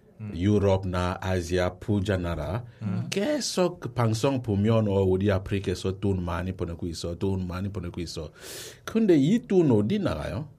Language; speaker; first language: Korean; non-native, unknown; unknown